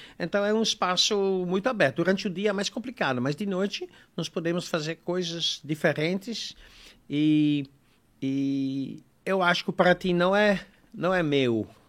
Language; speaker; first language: Portuguese; non-native, fluent; Dutch